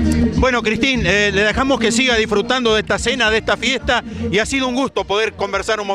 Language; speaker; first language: Spanish; native; Spanish